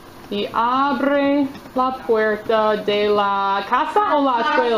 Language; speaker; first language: Spanish; non-native, fluent; English